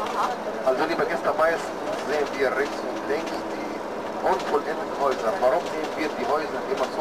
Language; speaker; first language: German; non-native, fluent; Arabic